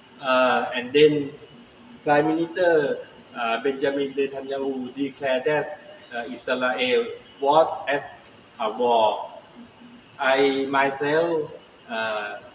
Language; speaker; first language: English; non-native, learner; Thai